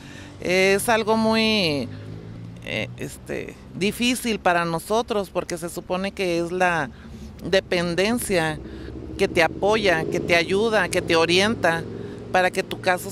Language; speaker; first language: Spanish; native; Spanish